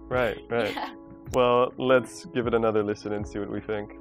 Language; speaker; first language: English; native; English